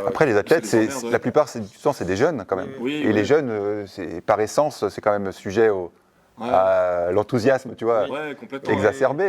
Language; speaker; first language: French; native; French